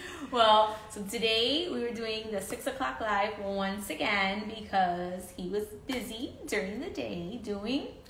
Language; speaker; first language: English; early bilingual, other home language; Spanish